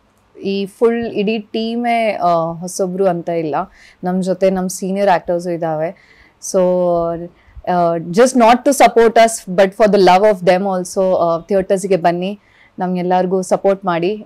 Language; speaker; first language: Kannada; early bilingual, other home language; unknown